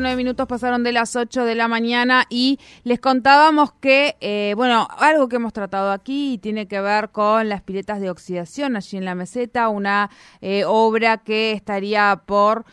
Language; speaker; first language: Spanish; native; Spanish